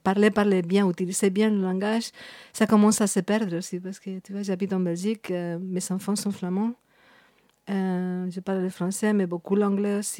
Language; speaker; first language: French; non-native, fluent; Spanish